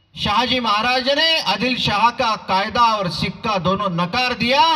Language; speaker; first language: Hindi; non-native, local second language; Marathi